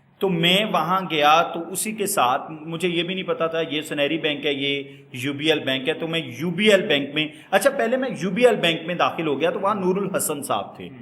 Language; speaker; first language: Urdu; non-native, local second language; Punjabi